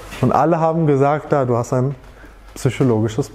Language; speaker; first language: German; native; German